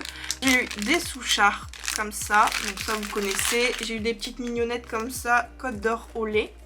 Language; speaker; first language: French; native; French